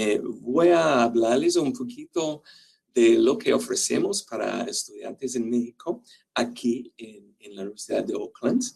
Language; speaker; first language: Spanish; non-native, fluent; English